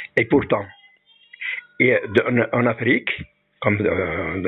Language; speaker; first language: French; non-native, local second language; Kabyle